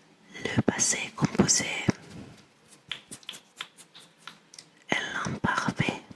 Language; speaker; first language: French; non-native, learner; English